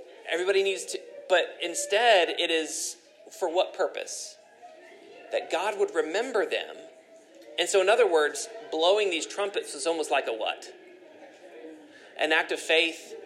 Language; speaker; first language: English; native; English